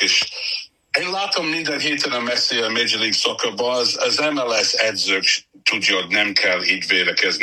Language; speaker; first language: Hungarian; non-native, fluent; English